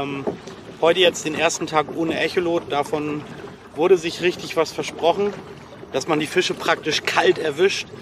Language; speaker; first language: German; native; German